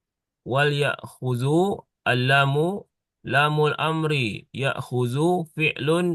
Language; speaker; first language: Arabic; non-native, learner; Indonesian